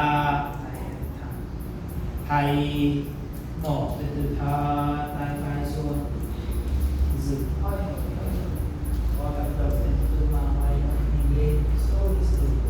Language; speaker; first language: Vietnamese; non-native, learner; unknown